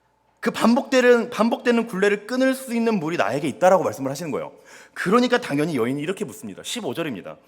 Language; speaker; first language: Korean; native; Korean